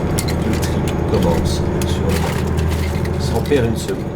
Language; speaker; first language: French; native; French